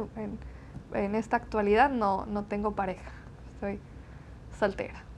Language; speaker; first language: Spanish; native; Spanish